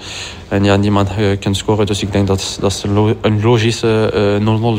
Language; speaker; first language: Dutch; non-native, local second language; French